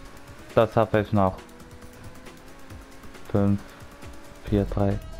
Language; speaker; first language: German; native; German